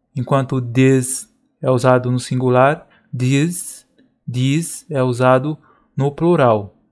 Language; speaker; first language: Portuguese; native; Portuguese